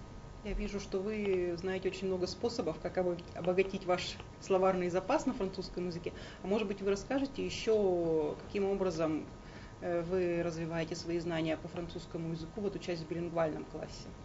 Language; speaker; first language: Russian; native; Russian